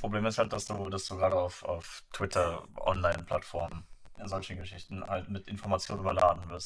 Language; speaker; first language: German; native; German